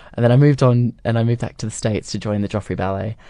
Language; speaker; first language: English; native; English